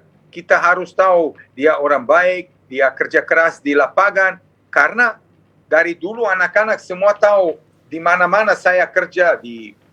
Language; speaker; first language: Indonesian; non-native, fluent; Serbian